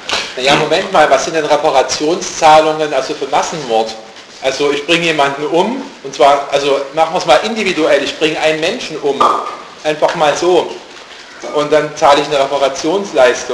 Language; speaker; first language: German; native; German